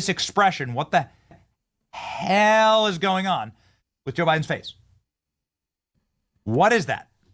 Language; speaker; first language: English; native; English